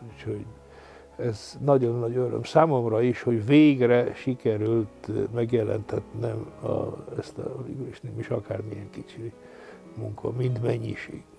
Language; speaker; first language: Hungarian; non-native, local second language; Romanian